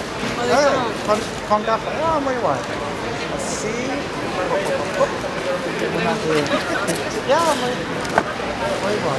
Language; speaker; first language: Spanish; non-native, learner; German